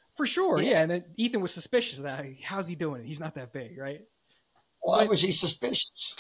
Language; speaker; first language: English; native; English